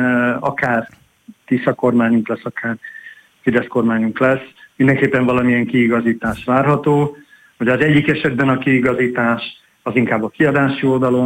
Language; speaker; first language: Hungarian; native; Hungarian